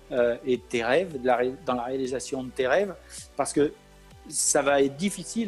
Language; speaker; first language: French; native; French